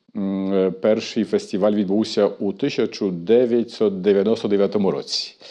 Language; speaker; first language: Ukrainian; early bilingual, heritage; Ukrainian